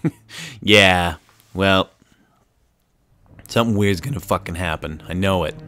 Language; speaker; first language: English; native; English